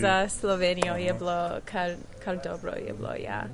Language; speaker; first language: Slovenian; early bilingual, heritage; Slovenian